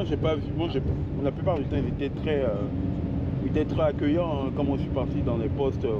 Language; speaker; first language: French; native; French